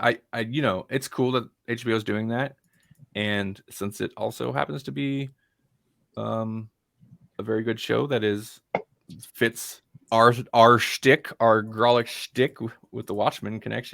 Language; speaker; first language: English; native; English